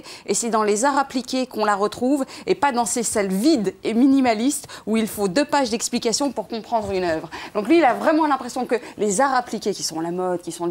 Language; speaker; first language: French; native; French